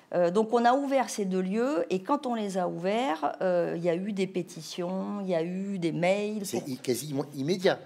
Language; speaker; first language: French; native; French